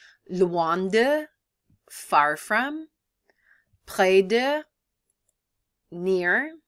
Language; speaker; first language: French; non-native, fluent; English